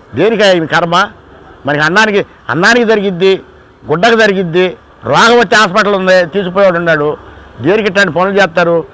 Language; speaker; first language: Telugu; native; Telugu